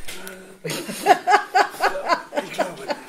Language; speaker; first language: German; non-native, learner; Romany